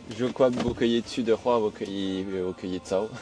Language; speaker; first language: Chinese; non-native, learner; French